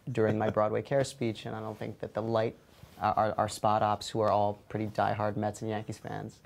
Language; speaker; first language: English; native; English